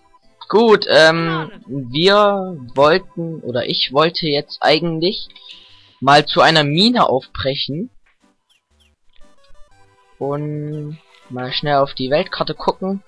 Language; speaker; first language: German; native; German